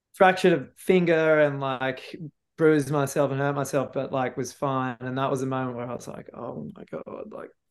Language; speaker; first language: English; native; English